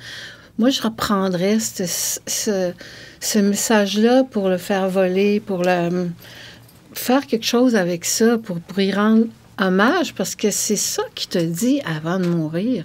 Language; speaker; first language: French; native; French